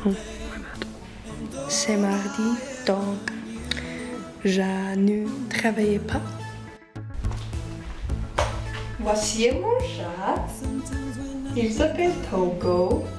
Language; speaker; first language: French; non-native, learner; Icelandic